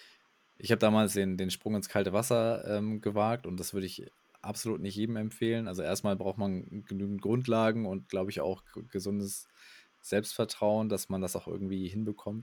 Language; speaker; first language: German; native; German